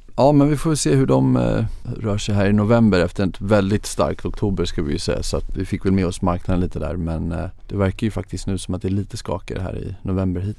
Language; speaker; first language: Swedish; native; Swedish